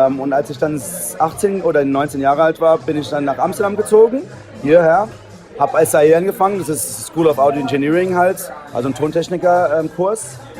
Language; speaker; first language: German; early bilingual, heritage; Portuguese